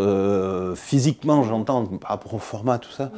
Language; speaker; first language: French; native; French